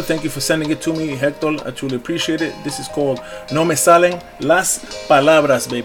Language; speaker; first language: English; early bilingual, other home language; Spanish